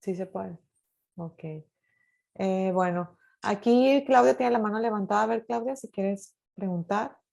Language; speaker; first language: Spanish; native; Spanish